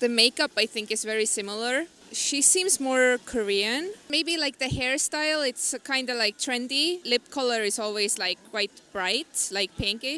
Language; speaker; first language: English; non-native, fluent; Estonian